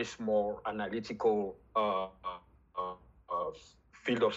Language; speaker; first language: English; non-native, fluent; French